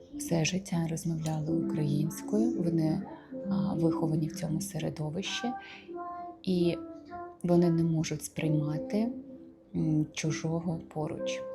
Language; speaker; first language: Ukrainian; non-native, local second language; Russian